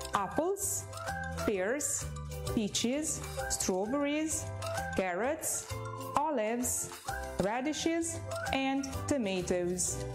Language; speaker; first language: English; non-native, fluent; Romanian